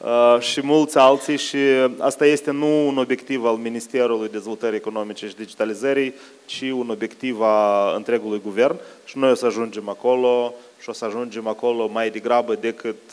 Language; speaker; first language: Romanian; native; Romanian